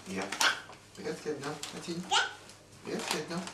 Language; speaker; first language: French; native; French